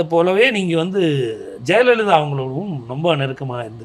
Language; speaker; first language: Tamil; native; Tamil